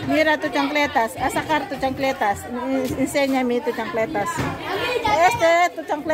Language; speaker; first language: Spanish; non-native, learner; Filipino